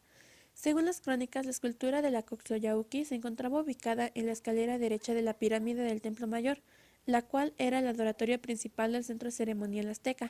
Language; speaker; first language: Spanish; native; Spanish